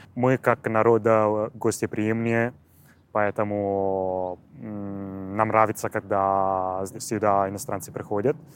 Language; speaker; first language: Russian; non-native, fluent; Italian